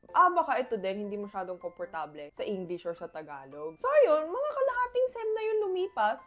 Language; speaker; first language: Filipino; early bilingual, other home language; Korean